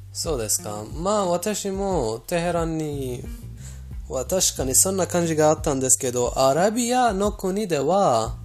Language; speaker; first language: Japanese; non-native, fluent; Persian